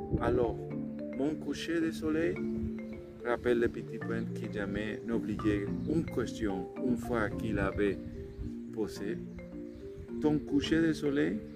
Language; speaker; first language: French; non-native, learner; Spanish